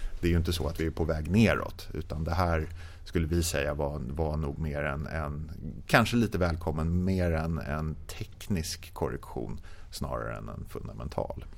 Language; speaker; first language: Swedish; native; Swedish